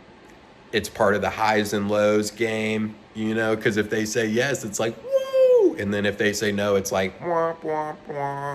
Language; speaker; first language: English; native; English